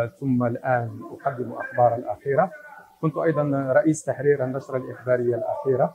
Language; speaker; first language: Arabic; native; Arabic